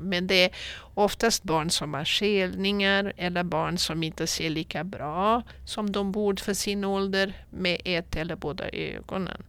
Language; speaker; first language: Swedish; non-native, fluent; Portuguese